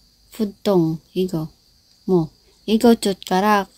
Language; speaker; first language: Korean; non-native, learner; Filipino